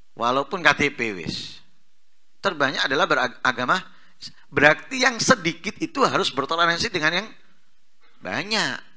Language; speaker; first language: Indonesian; non-native, local second language; Javanese